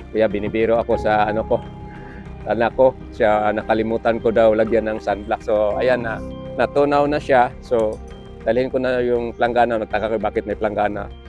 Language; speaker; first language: Filipino; non-native, local second language; Cebuano